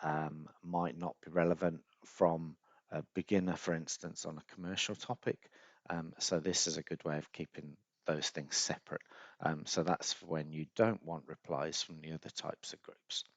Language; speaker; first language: English; native; English